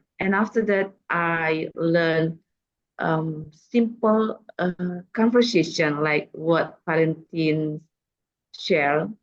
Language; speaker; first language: English; non-native, learner; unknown